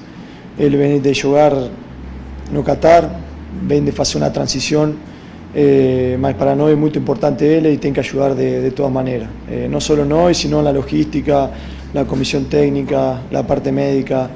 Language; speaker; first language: Portuguese; non-native, fluent; Spanish